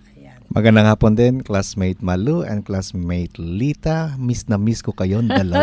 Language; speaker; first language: Filipino; non-native, local second language; Hiligaynon